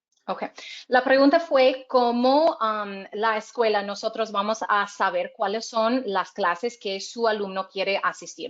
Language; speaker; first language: Spanish; non-native, fluent; English